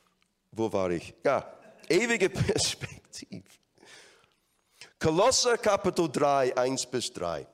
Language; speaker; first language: German; non-native, fluent; English